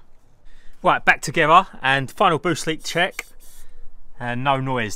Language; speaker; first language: English; native; English